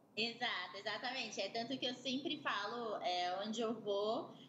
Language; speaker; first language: Portuguese; native; Portuguese